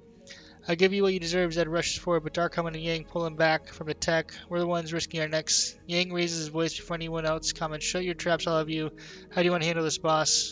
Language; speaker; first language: English; native; English